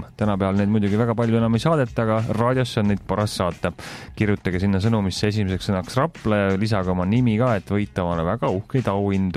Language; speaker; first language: Estonian; native; Estonian